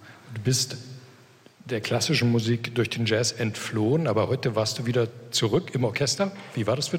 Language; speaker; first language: German; native; German